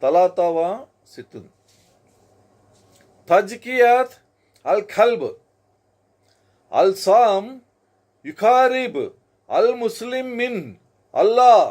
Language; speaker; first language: Arabic; non-native, learner; Telugu